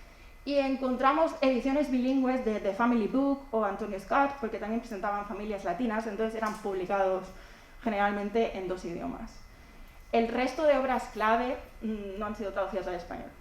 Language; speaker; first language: Spanish; native; Spanish